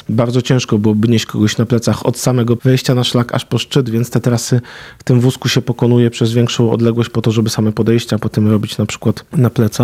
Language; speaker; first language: Polish; native; Polish